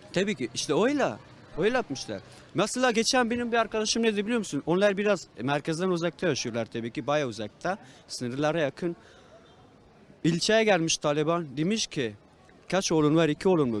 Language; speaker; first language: Turkish; non-native, fluent; Persian